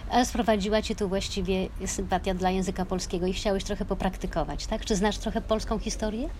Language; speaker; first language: Polish; native; Polish